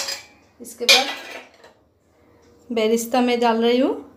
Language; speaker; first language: Hindi; non-native, local second language; Bangla